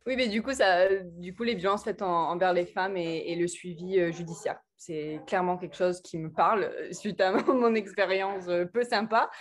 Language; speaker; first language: French; early bilingual, other home language; English